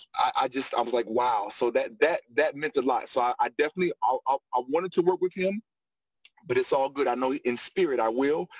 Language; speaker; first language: English; native; English